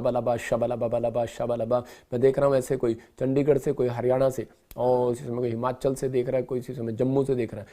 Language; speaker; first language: Hindi; non-native, local second language; Punjabi